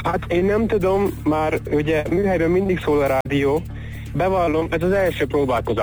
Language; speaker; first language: Hungarian; native; Hungarian